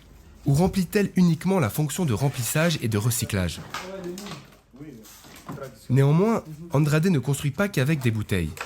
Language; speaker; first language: French; native; French